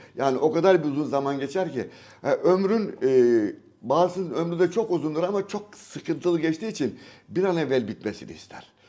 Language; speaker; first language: Turkish; native; Turkish